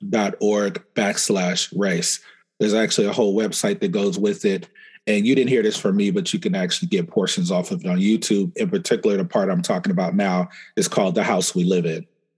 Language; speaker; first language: English; native; English